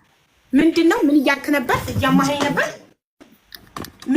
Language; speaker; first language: Amharic; native; Amharic